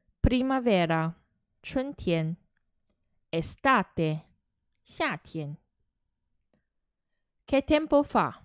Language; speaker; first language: Italian; non-native, fluent; Chinese